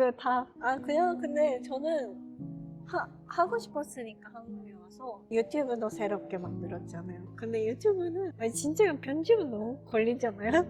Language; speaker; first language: Korean; non-native, fluent; Japanese